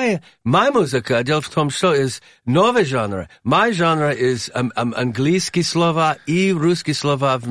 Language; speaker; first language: Russian; non-native, learner; English